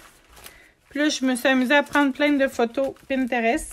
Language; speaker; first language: French; native; French